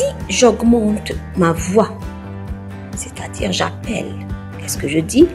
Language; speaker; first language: French; non-native, local second language; Arabic